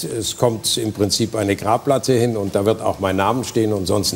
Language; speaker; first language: German; native; German